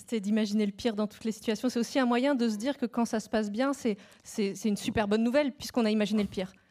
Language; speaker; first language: French; native; French